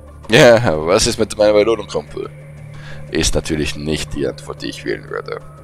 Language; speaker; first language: German; native; German